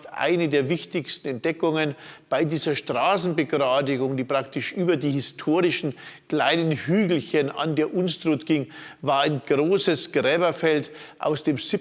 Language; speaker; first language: German; native; German